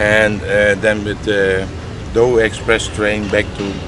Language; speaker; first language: English; non-native, fluent; Dutch